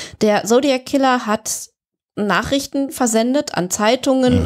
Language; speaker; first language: German; native; German